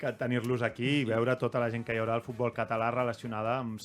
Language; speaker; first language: Catalan; native; Catalan